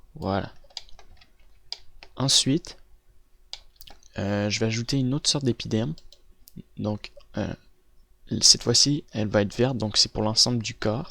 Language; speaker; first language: French; native; French